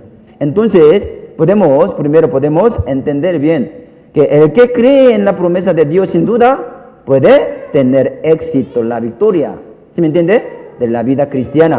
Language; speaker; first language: Spanish; non-native, learner; Korean